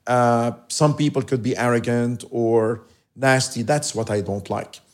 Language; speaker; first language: English; non-native, fluent; Arabic